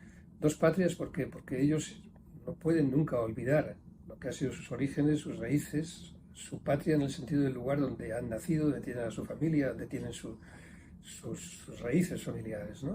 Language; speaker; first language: Spanish; native; Spanish